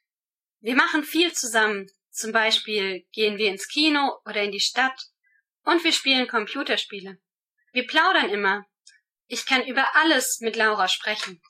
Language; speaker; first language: German; non-native, learner; English